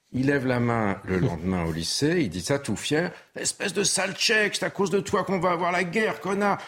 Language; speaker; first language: French; early bilingual, other home language; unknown